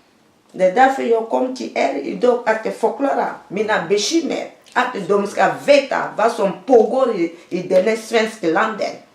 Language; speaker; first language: Swedish; non-native, learner; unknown